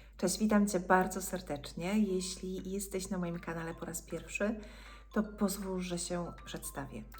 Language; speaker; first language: Polish; native; Polish